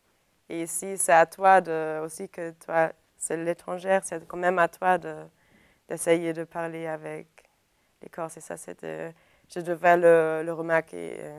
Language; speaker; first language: French; non-native, fluent; German